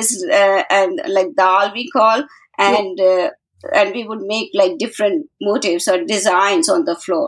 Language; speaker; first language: English; non-native, local second language; Hindi